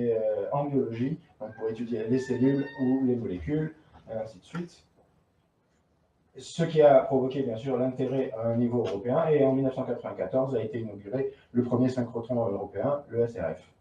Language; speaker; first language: French; native; French